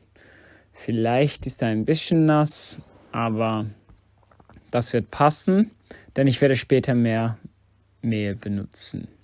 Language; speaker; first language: German; non-native, fluent; English